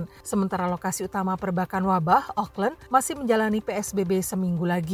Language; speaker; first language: Indonesian; native; Indonesian